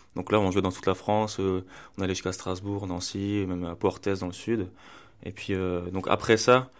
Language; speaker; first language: French; native; French